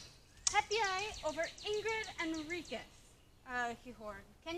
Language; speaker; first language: Dutch; non-native, learner; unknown